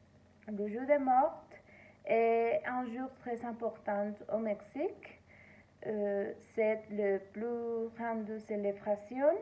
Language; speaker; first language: French; non-native, learner; Spanish